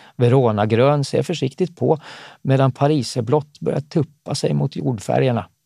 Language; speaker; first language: Swedish; native; Swedish